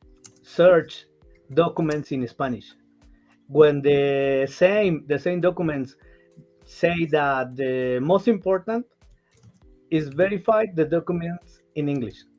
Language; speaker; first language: English; non-native, learner; Spanish